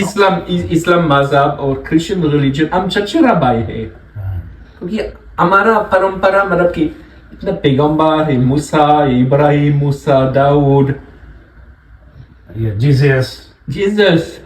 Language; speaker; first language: Hindi; non-native, learner; French